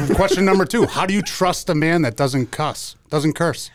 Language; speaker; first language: English; native; English